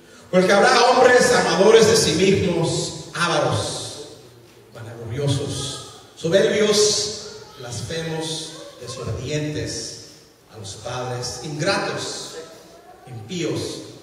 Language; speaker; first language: Spanish; early bilingual, heritage; Spanish